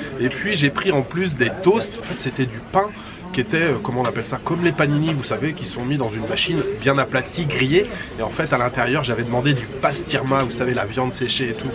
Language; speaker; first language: French; native; French